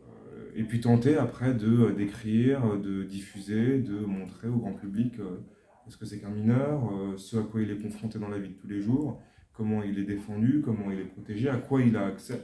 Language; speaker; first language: French; native; French